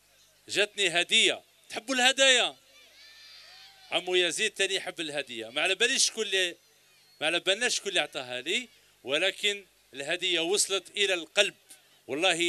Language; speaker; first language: Arabic; native; Arabic